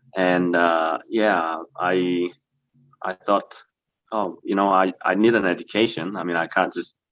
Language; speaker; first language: English; early bilingual, other home language; Korean